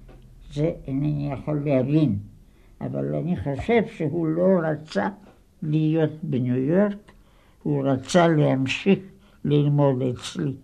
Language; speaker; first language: Hebrew; non-native, fluent; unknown